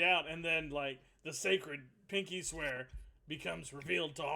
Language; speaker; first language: English; native; English